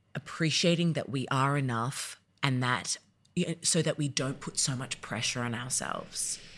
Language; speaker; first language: English; early bilingual, other home language; Yoruba